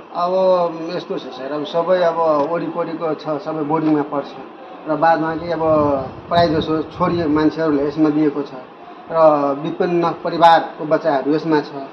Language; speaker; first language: Nepali; non-native, local second language; Maithili